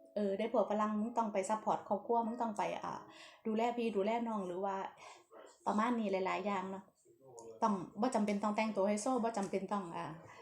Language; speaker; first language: Thai; non-native, local second language; Northeastern Thai